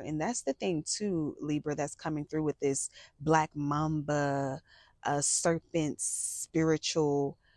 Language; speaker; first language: English; native; English